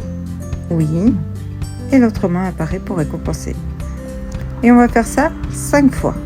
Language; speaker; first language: French; native; French